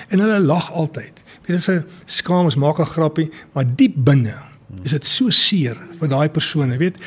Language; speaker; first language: Afrikaans; early bilingual, other home language; English